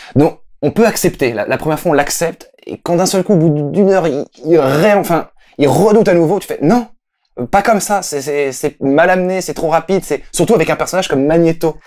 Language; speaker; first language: French; native; French